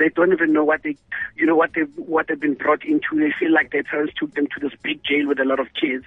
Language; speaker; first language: English; non-native, local second language; Southern Sotho